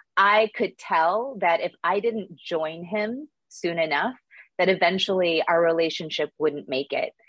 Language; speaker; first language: English; early bilingual, other home language; Korean